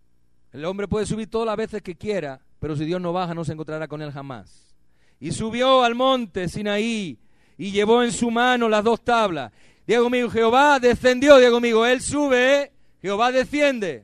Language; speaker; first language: Spanish; native; Spanish